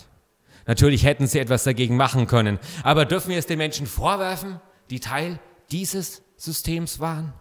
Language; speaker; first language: German; native; German